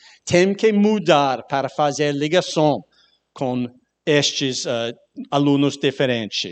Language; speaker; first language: Portuguese; non-native, learner; English